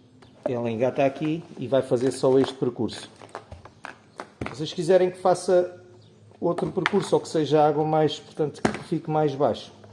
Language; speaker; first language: Portuguese; native; Portuguese